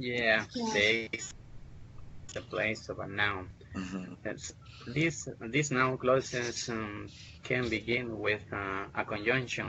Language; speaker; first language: English; non-native, learner; Spanish